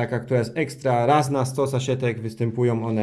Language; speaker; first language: Polish; early bilingual, heritage; Polish